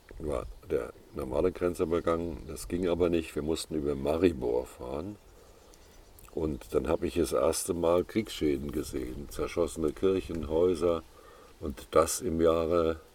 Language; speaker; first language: German; native; German